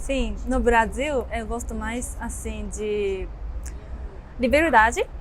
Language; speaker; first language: Portuguese; non-native, learner; Japanese